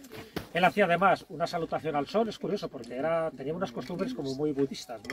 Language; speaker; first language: Spanish; native; Spanish